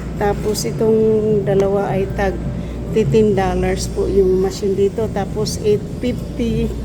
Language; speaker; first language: Filipino; non-native, local second language; Cebuano